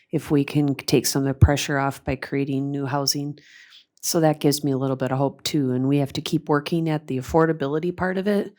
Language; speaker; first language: English; native; English